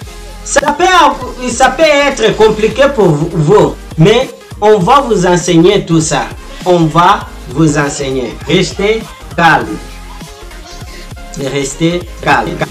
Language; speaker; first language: French; non-native, learner; Portuguese